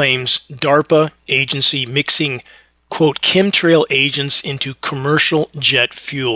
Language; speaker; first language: English; native; English